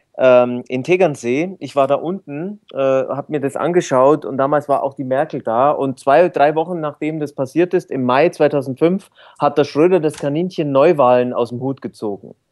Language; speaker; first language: German; native; German